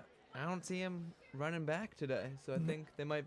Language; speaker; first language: English; native; English